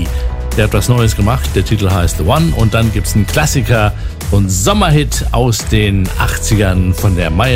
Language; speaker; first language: German; native; German